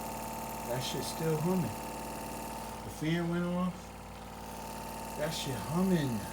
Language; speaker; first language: English; native; English